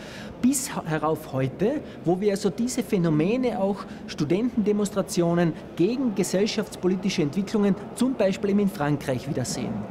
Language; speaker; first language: German; native; German